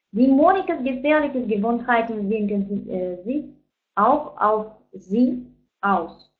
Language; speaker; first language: German; non-native, fluent; Russian